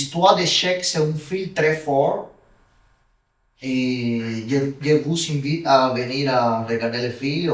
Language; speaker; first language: French; non-native, learner; Spanish